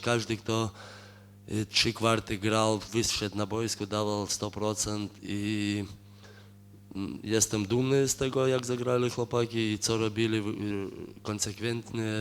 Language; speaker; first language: Polish; non-native, fluent; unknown